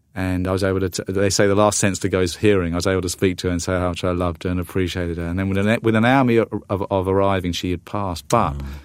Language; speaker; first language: English; native; English